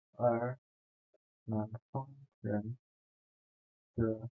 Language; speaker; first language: Chinese; non-native, fluent; Indonesian